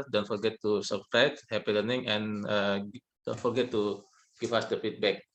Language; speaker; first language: English; non-native, learner; Indonesian